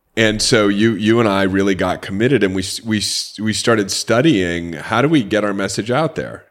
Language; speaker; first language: English; native; English